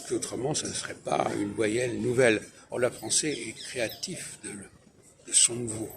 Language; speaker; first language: French; native; French